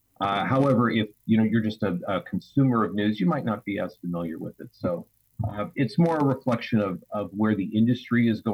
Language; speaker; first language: English; native; English